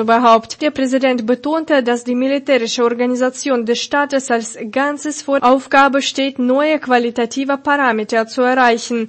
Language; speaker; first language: German; non-native, fluent; Russian